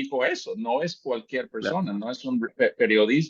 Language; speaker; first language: Spanish; native; Spanish